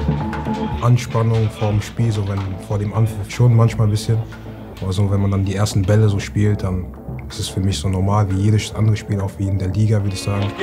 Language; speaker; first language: German; native; German